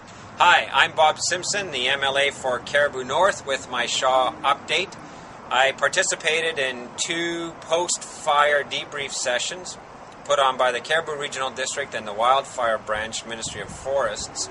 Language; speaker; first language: English; native; English